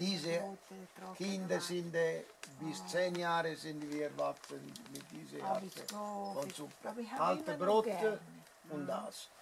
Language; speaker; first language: German; non-native, learner; Italian